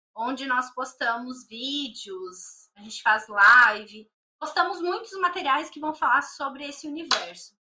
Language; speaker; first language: Portuguese; native; Portuguese